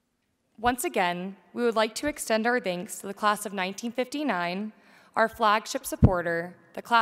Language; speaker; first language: English; native; English